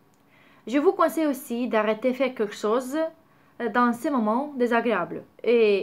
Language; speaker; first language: French; non-native, learner; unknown